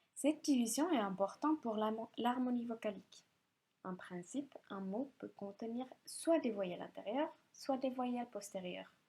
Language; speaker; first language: French; non-native, fluent; Finnish